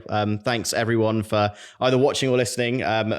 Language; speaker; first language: English; native; English